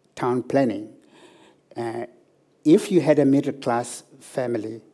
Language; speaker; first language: English; non-native, local second language; Zulu